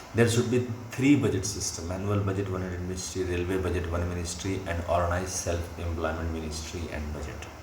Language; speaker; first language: English; non-native, local second language; Hindi